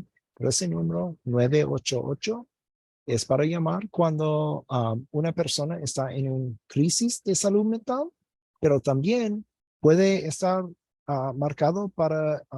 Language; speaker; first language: Spanish; non-native, fluent; English